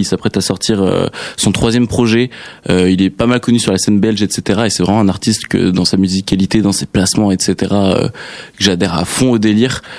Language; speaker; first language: French; native; French